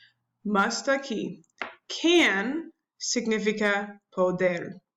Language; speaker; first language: Spanish; non-native, learner; English